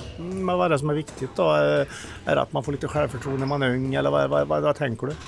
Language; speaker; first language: Swedish; native; Swedish